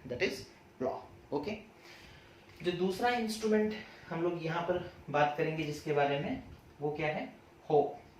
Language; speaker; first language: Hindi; non-native, local second language; Odia